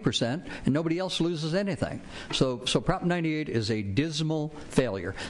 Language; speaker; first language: English; native; English